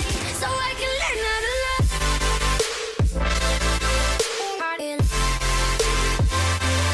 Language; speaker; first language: English; non-native, fluent; Czech